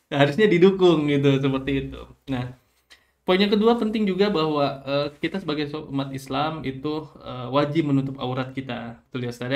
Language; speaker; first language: Indonesian; native; Indonesian